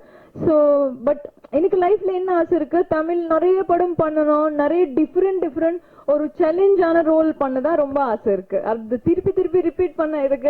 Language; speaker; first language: Tamil; non-native, learner; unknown